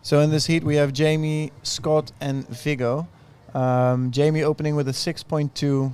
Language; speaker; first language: English; non-native, fluent; Dutch